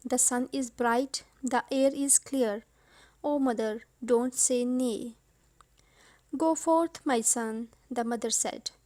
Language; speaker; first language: English; non-native, local second language; Urdu